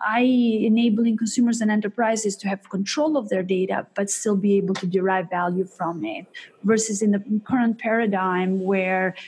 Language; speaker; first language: English; early bilingual, other home language; Albanian